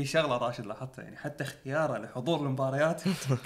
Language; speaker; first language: Arabic; native; Arabic